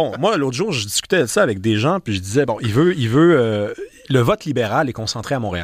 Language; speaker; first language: French; native; French